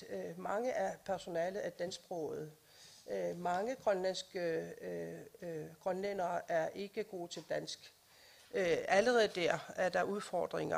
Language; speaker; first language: Danish; non-native, local second language; Kalaallisut